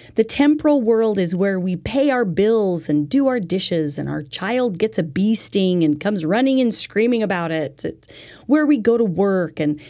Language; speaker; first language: English; native; English